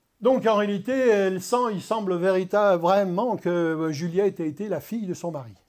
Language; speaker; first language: French; native; French